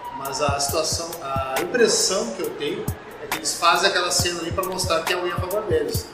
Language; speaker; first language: Portuguese; native; Portuguese